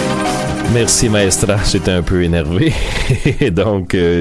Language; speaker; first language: French; native; French